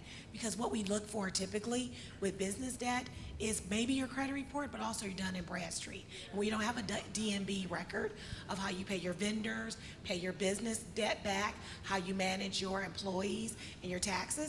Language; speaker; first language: English; native; English